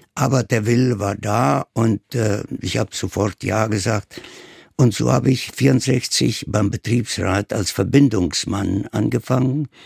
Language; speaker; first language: German; non-native, fluent; Italian